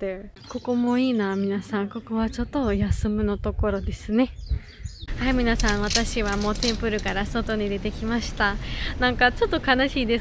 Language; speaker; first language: Japanese; non-native, learner; Georgian